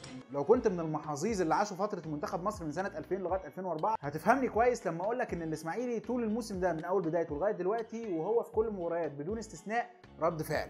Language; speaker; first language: Arabic; native; Arabic